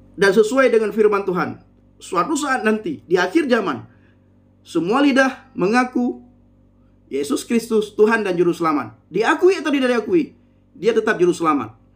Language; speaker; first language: Indonesian; non-native, local second language; Achinese